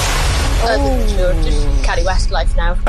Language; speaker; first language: Welsh; non-native, local second language; English